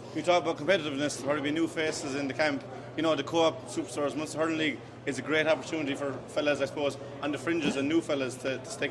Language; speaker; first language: English; native; English